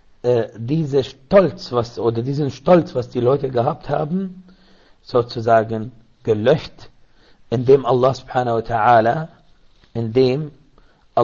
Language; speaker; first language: German; non-native, learner; Arabic